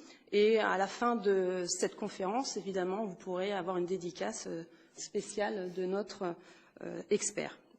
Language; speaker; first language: French; native; French